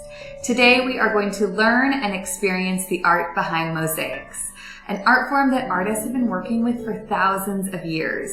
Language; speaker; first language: English; native; English